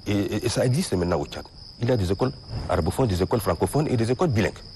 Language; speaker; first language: French; non-native, local second language; Arabic